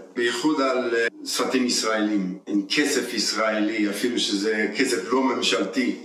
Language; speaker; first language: Hebrew; early bilingual, heritage; Hebrew